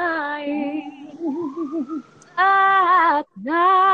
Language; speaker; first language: English; non-native, learner; Spanish